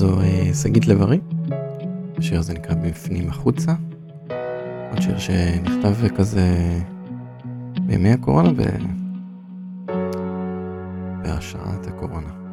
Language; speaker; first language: Hebrew; native; Hebrew